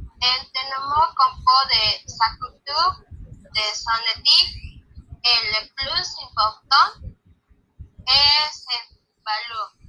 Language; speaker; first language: Spanish; non-native, learner; French